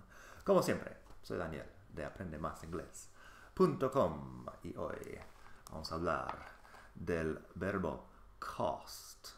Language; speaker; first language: Spanish; non-native, fluent; English